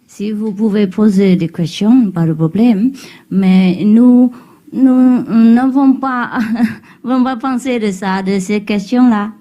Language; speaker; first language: French; non-native, fluent; Vietnamese